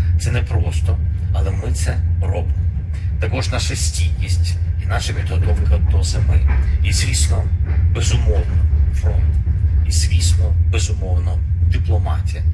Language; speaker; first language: Ukrainian; non-native, local second language; Russian